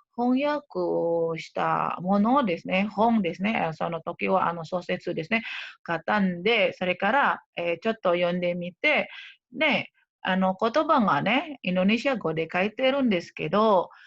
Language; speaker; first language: Japanese; non-native, fluent; Indonesian